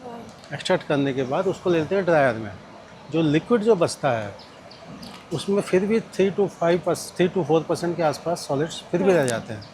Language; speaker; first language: Hindi; native; Hindi